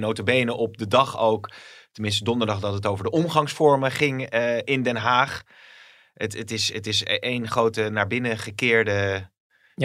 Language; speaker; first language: Dutch; native; Dutch